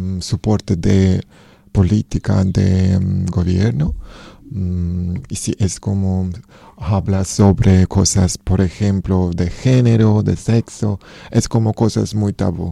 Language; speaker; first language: Spanish; non-native, learner; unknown